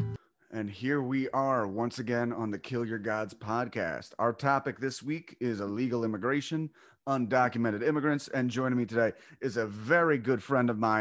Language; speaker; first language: English; native; English